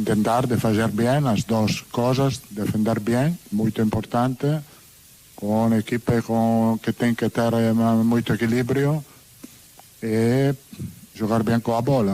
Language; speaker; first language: Portuguese; non-native, learner; Italian